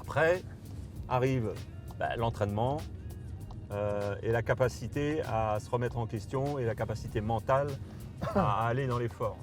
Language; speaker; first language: French; native; French